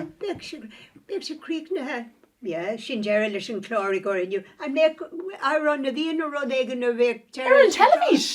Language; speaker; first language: Irish; non-native, local second language; English